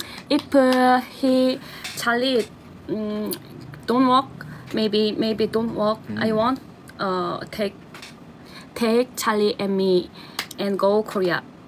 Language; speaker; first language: English; non-native, learner; Korean